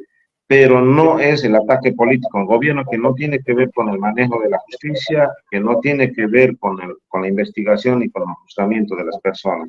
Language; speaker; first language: Spanish; native; Spanish